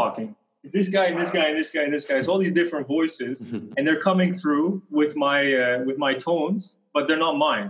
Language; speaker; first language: English; native; English